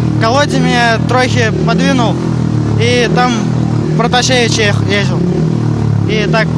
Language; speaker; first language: Polish; non-native, learner; Russian